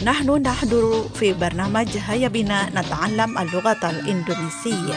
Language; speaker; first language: Arabic; non-native, fluent; Indonesian